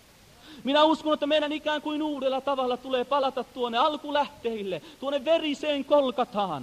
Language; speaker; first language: Finnish; native; Finnish